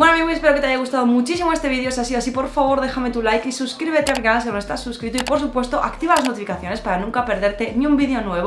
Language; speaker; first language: Spanish; native; Spanish